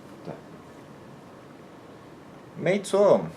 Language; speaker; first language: Chinese; non-native, fluent; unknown